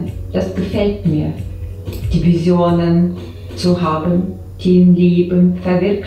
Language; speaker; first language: German; non-native, learner; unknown